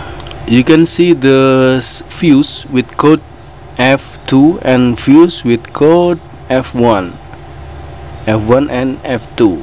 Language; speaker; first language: English; non-native, learner; Indonesian